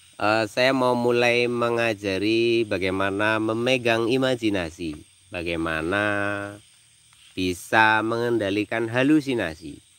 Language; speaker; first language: Indonesian; native; Indonesian